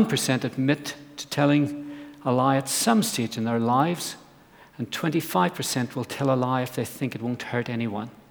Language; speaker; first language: English; native; English